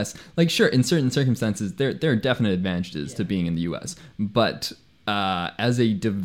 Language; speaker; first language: English; non-native, local second language; Spanish